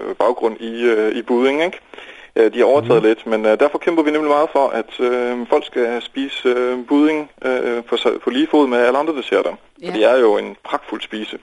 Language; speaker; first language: Danish; non-native, fluent; Dutch